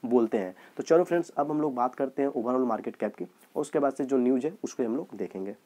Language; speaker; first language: Hindi; native; Hindi